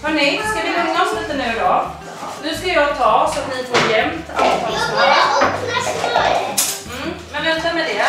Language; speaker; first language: Swedish; native; Swedish